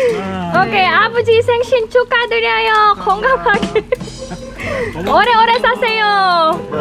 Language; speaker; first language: Korean; non-native, local second language; Filipino